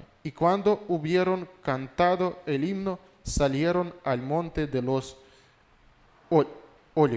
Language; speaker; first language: Spanish; non-native, fluent; Russian